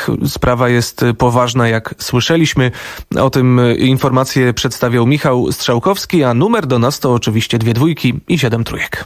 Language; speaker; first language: Polish; native; Polish